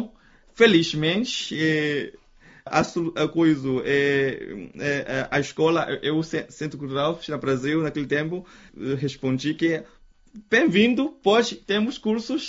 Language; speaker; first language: Portuguese; non-native, fluent; Chinese